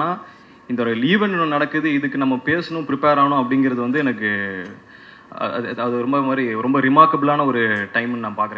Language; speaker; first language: Tamil; native; Tamil